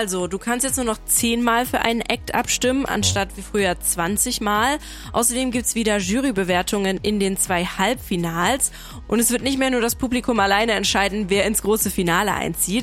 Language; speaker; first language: German; native; German